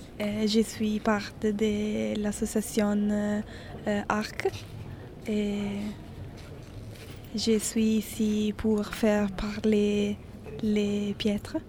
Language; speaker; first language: French; non-native, learner; Italian